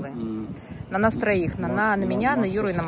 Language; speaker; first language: Russian; native; Russian